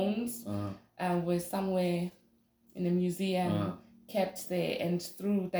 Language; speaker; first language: English; non-native, local second language; Zulu